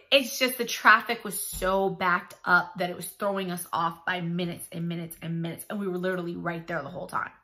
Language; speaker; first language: English; native; English